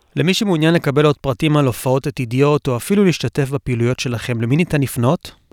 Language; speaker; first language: Hebrew; native; Hebrew